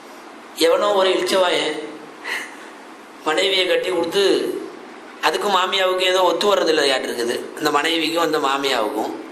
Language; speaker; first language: Tamil; native; Tamil